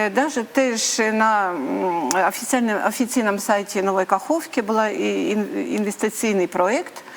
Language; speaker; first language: Ukrainian; native; Ukrainian